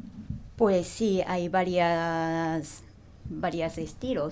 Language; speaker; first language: Spanish; non-native, learner; Japanese